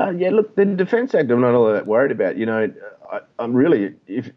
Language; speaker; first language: English; native; English